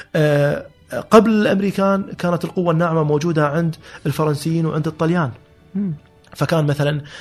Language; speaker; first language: Arabic; native; Arabic